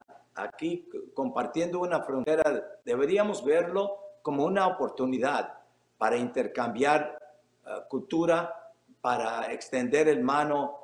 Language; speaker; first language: Spanish; early bilingual, heritage; Spanish